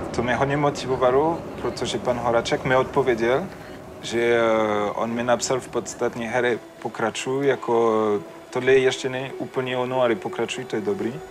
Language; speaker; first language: Czech; non-native, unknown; French